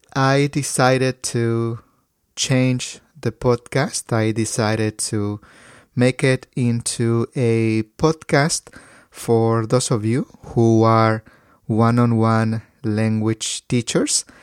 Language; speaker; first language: English; non-native, fluent; Spanish